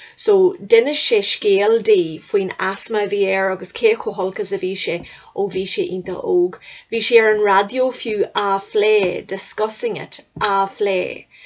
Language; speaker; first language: Irish; native; Irish